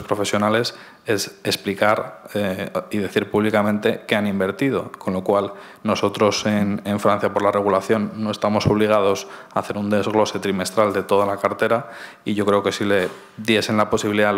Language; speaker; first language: Spanish; native; Spanish